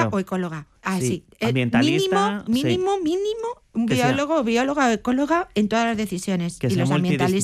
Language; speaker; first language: Spanish; native; Spanish